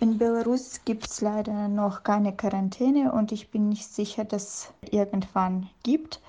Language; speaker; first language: German; non-native, fluent; Russian